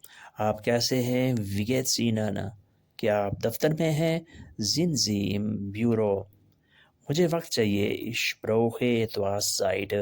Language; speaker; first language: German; non-native, fluent; Urdu